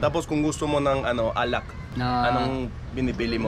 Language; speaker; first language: Filipino; non-native, learner; English